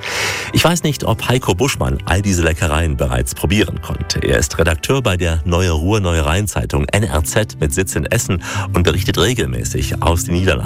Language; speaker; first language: German; native; German